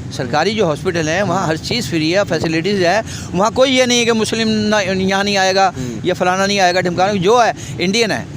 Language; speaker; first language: Urdu; non-native, local second language; Punjabi